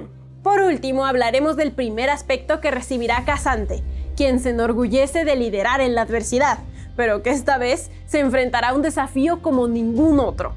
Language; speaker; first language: Spanish; native; Spanish